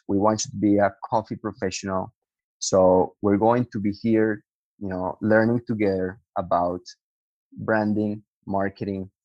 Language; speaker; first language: English; non-native, fluent; Spanish